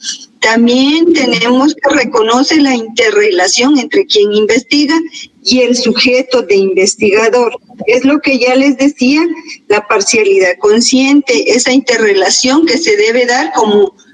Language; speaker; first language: Spanish; native; Spanish